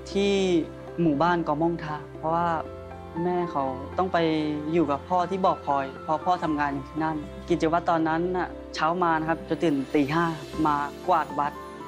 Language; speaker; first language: Thai; non-native, local second language; Karen languages